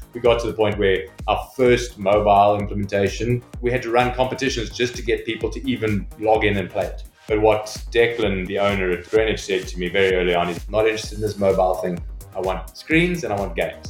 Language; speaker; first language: English; native; English